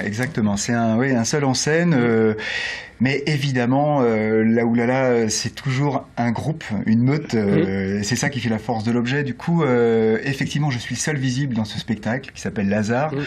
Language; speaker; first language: French; native; French